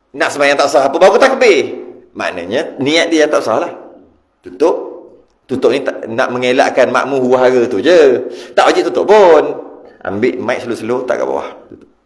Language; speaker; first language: Malay; native; Malay